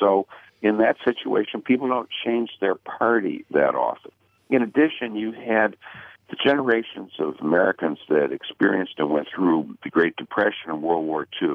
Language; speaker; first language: English; native; English